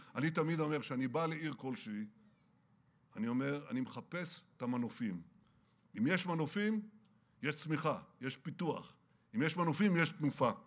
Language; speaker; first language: Hebrew; native; Hebrew